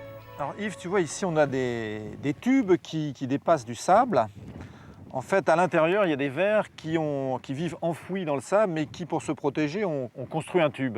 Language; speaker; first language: French; native; French